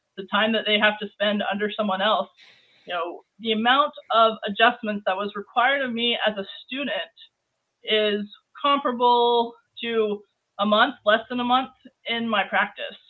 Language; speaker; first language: English; native; English